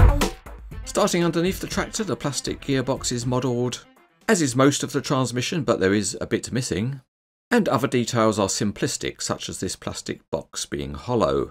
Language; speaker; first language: English; native; English